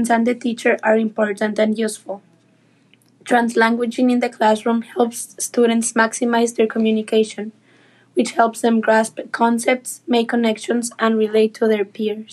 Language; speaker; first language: English; non-native, fluent; Spanish